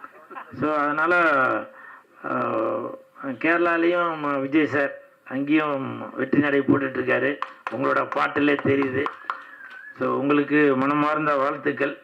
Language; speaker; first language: Tamil; native; Tamil